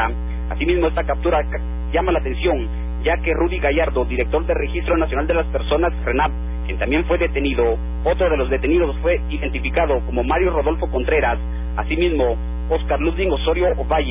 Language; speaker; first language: Spanish; native; Spanish